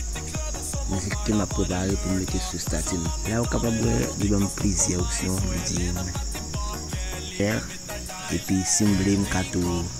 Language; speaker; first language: French; non-native, learner; Haitian Creole